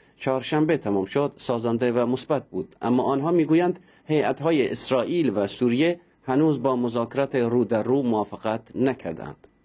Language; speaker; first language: Persian; non-native, local second language; Central Kurdish